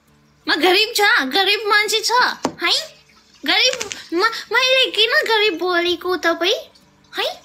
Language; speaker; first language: Nepali; non-native, learner; Hindi